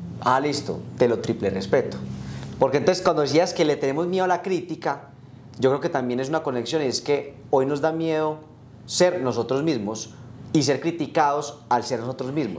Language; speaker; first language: Spanish; native; Spanish